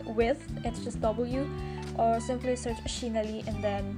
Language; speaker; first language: English; non-native, local second language; Cebuano